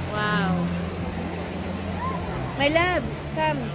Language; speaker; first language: English; non-native, local second language; Filipino